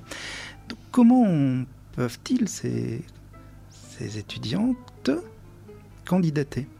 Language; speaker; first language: French; native; French